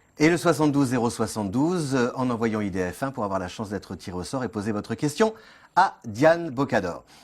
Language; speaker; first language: French; native; French